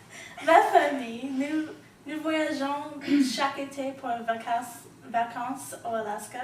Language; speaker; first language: French; non-native, learner; English